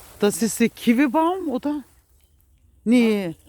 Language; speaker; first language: German; non-native, learner; Turkish